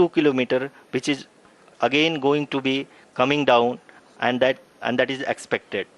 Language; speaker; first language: English; non-native, local second language; Hindi